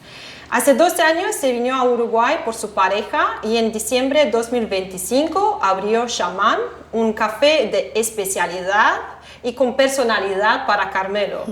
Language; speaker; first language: Spanish; non-native, fluent; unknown